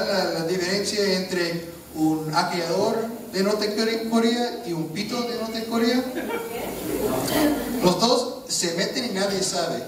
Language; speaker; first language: Spanish; non-native, fluent; English